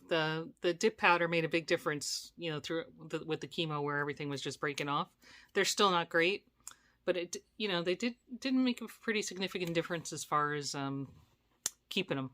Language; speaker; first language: English; native; English